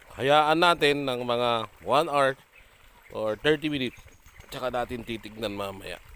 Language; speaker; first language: Filipino; non-native, local second language; Iloko